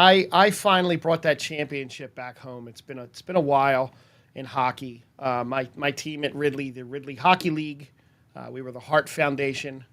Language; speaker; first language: English; native; English